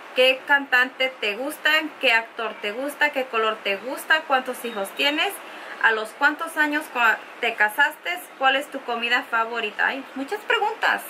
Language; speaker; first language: Spanish; early bilingual, heritage; Spanish